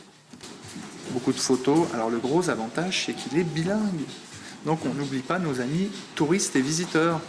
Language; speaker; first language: French; native; French